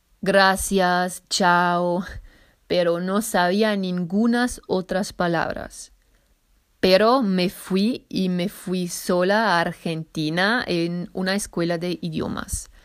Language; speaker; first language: Spanish; non-native, fluent; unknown